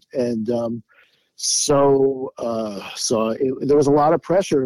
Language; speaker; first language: English; native; English